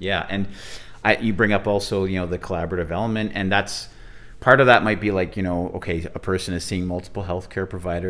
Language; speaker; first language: English; native; English